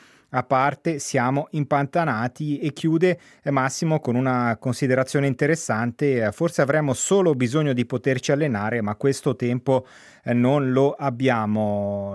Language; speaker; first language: Italian; native; Italian